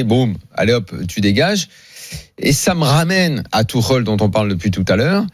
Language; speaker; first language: French; native; French